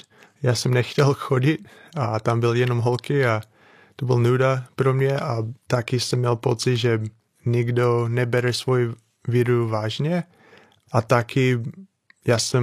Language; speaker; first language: Czech; non-native, fluent; English